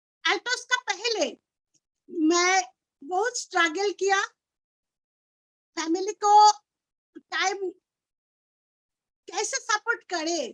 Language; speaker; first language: Hindi; non-native, local second language; Bangla